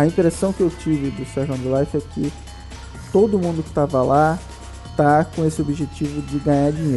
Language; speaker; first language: Portuguese; native; Portuguese